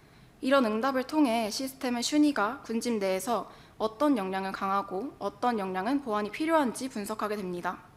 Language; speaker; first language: Korean; native; Korean